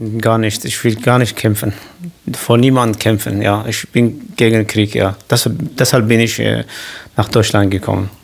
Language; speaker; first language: German; non-native, learner; Kurdish